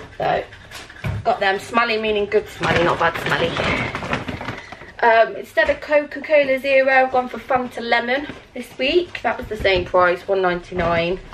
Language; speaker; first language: English; native; English